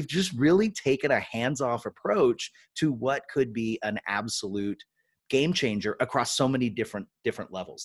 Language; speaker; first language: English; native; English